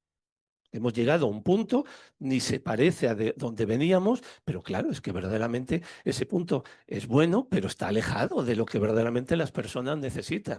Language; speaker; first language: Spanish; native; Spanish